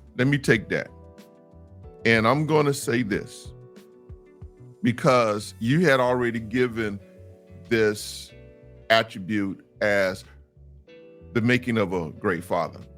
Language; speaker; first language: English; native; English